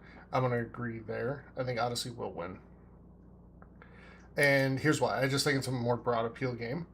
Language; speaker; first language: English; native; English